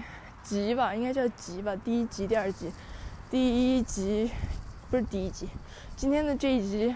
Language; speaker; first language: Chinese; early bilingual, heritage; Chinese